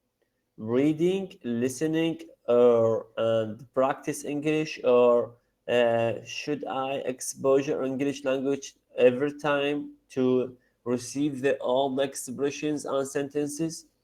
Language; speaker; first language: English; non-native, learner; Arabic